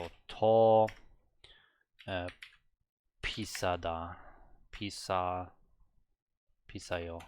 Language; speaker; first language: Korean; non-native, learner; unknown